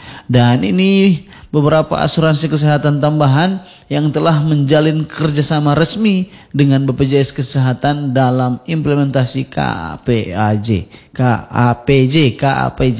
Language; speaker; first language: Indonesian; non-native, local second language; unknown